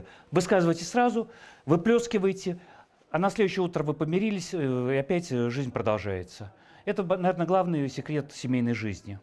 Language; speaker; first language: Russian; native; Russian